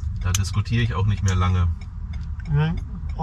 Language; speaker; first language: German; native; German